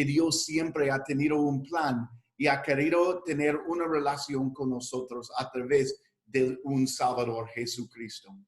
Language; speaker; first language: Spanish; non-native, fluent; English